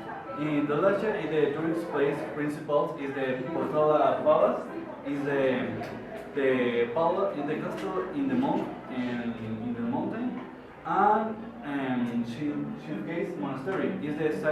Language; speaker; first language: English; non-native, learner; Spanish